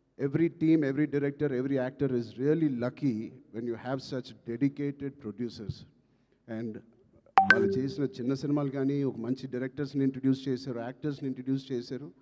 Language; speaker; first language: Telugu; native; Telugu